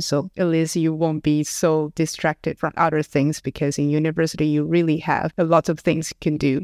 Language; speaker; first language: English; non-native, fluent; Chinese